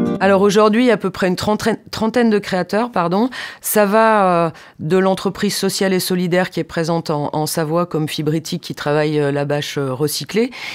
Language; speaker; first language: French; native; French